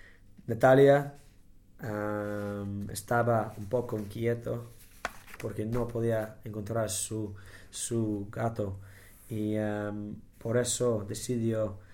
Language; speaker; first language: Spanish; non-native, learner; English